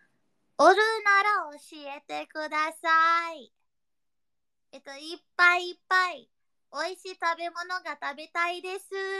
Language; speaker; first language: Japanese; non-native, learner; Indonesian